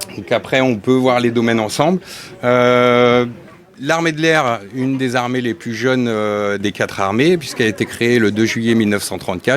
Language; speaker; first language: French; native; French